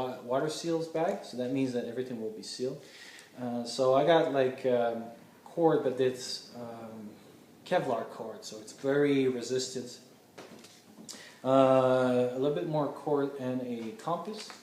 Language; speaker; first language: English; non-native, fluent; French